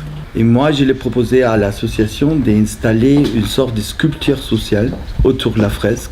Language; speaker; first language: French; non-native, fluent; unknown